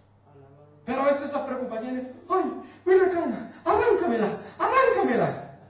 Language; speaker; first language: Spanish; native; Spanish